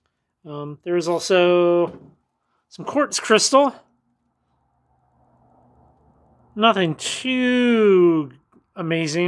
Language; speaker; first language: English; native; English